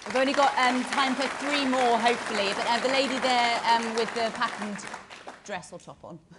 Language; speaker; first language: English; native; English